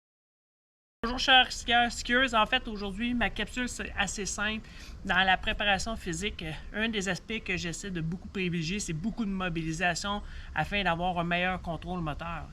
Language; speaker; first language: French; native; French